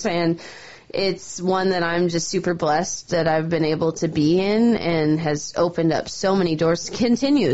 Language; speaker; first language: English; native; English